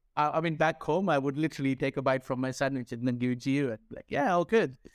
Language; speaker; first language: English; non-native, local second language; Sinhala